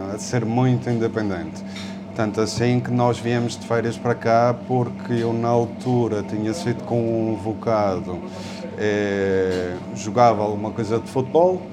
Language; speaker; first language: Portuguese; early bilingual, other home language; Spanish